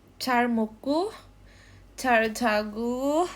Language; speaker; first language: Korean; non-native, learner; Indonesian